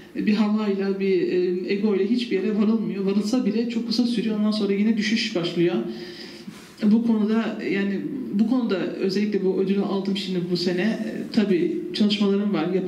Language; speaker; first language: Turkish; early bilingual, heritage; Turkish